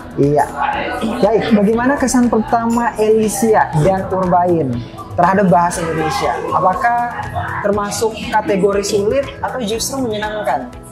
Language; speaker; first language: Indonesian; native; Indonesian